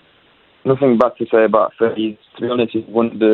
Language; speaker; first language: English; native; English